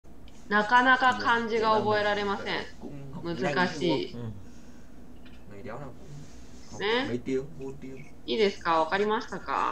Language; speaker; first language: Japanese; non-native, fluent; Vietnamese